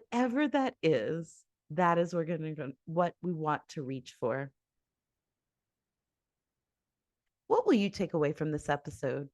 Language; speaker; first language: English; native; English